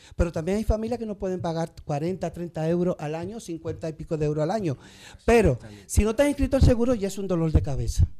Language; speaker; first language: Spanish; native; Spanish